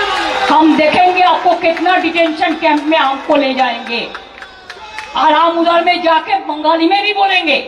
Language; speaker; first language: Hindi; non-native, local second language; Bangla